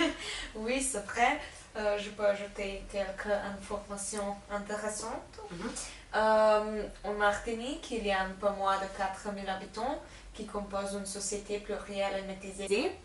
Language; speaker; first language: French; non-native, learner; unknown